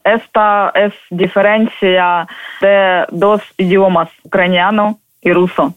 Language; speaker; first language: Spanish; non-native, learner; Ukrainian